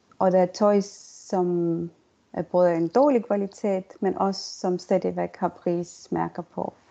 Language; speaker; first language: Danish; non-native, fluent; Estonian